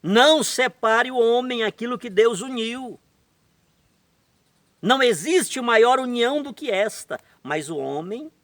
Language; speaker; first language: Portuguese; native; Portuguese